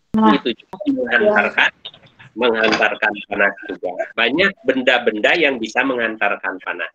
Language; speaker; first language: Indonesian; native; Indonesian